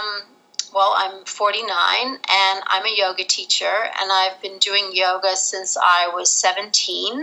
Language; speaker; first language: English; native; English